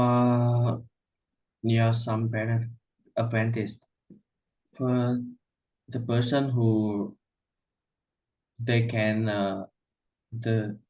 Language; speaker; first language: English; non-native, learner; Vietnamese